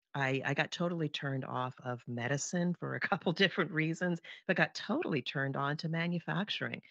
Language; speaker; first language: English; native; English